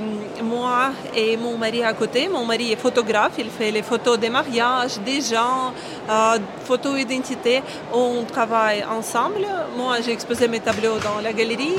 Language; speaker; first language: French; non-native, learner; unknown